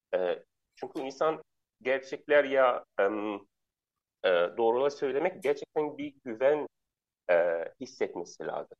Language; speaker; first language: Turkish; non-native, learner; Arabic